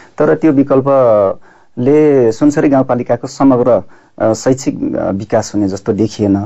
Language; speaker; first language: Nepali; non-native, local second language; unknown